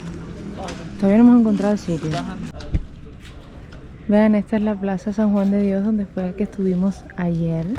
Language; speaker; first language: Spanish; native; Spanish